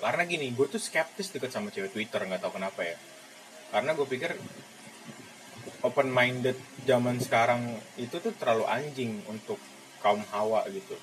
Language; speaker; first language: Indonesian; native; Indonesian